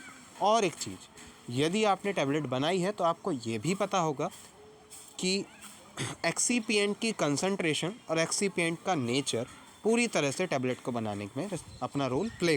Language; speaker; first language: Hindi; native; Hindi